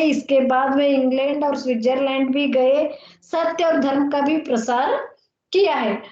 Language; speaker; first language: Hindi; non-native, local second language; Kannada